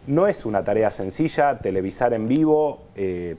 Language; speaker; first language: Spanish; native; Spanish